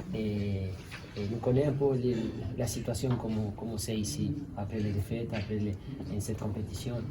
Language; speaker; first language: French; non-native, learner; Spanish